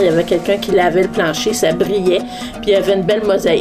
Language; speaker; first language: French; native; French